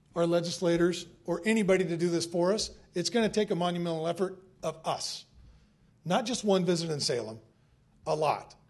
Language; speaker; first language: English; native; English